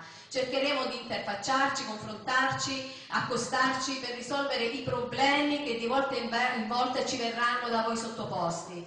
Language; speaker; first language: Italian; native; Italian